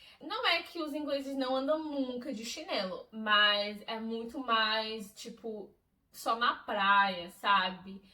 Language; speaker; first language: Portuguese; non-native, fluent; English